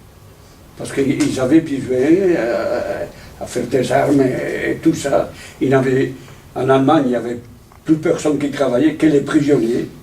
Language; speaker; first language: French; non-native, fluent; Italian